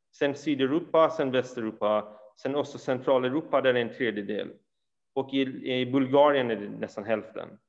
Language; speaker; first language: Swedish; early bilingual, other home language; Persian